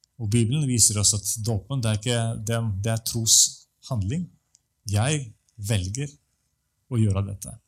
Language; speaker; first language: Norwegian; non-native, fluent; Russian